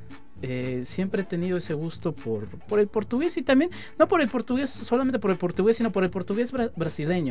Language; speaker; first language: Spanish; native; Spanish